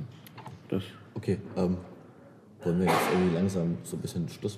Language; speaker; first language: German; native; German